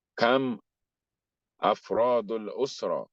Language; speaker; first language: Arabic; non-native, fluent; English